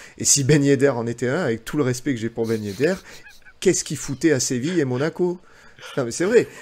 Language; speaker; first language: French; native; French